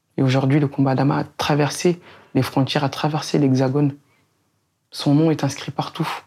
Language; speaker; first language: French; native; French